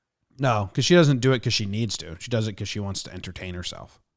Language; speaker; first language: English; native; English